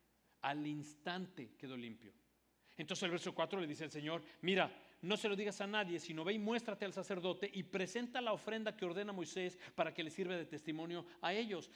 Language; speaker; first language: Spanish; native; Spanish